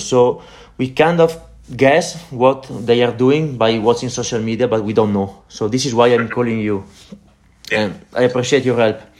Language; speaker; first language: English; non-native, learner; Italian